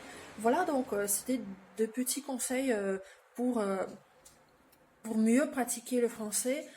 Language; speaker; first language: French; non-native, fluent; Russian